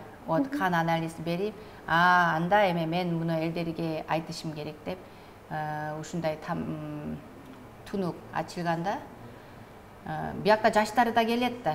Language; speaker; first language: Kyrgyz; non-native, learner; Korean